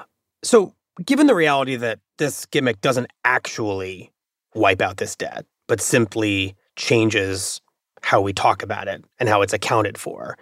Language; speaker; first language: English; native; English